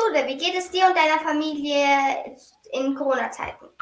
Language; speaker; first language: German; early bilingual, other home language; Turkish